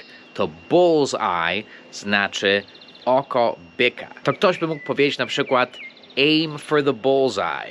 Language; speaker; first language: Polish; early bilingual, heritage; Polish